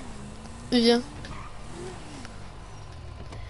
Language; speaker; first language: French; native; French